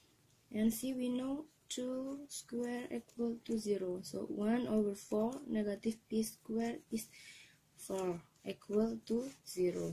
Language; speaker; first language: English; non-native, learner; Indonesian